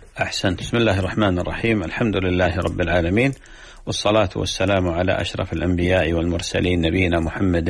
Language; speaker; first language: Arabic; native; Arabic